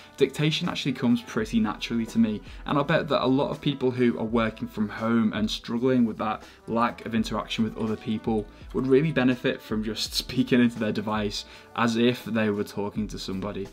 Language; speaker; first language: English; native; English